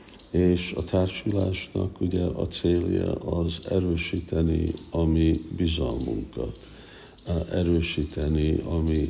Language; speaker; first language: Hungarian; early bilingual, heritage; Hungarian